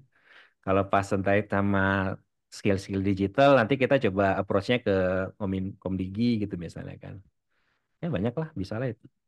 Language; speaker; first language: Indonesian; native; Indonesian